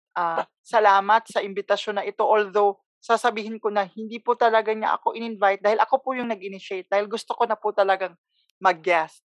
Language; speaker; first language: Filipino; non-native, local second language; Cebuano